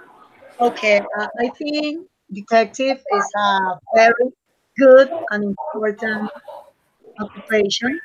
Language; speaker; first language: English; non-native, learner; Spanish